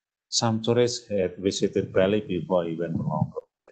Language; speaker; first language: English; non-native, fluent; Indonesian